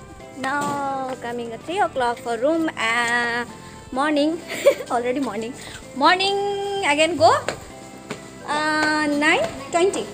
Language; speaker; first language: English; non-native, learner; Hindi